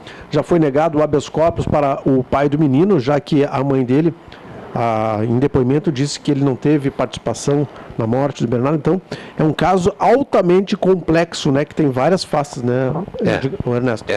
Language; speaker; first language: Portuguese; native; Portuguese